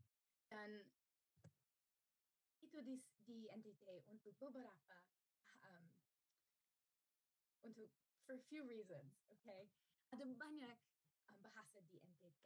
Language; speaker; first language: Indonesian; non-native, learner; English